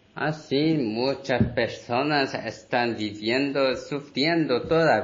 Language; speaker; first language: Spanish; non-native, learner; Korean